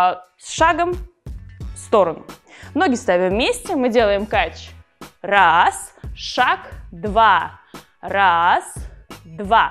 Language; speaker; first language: Russian; native; Russian